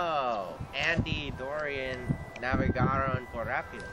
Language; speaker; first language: Spanish; non-native, learner; English